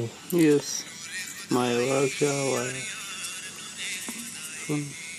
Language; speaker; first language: English; non-native, learner; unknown